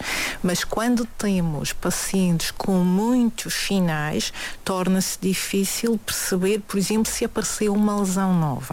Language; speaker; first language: Portuguese; native; Portuguese